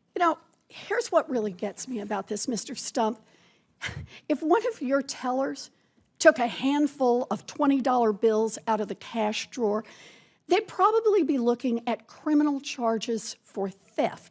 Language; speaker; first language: English; native; English